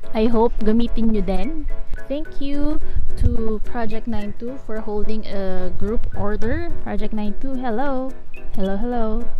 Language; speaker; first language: Filipino; native; Filipino